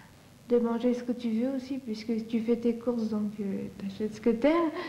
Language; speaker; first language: French; native; French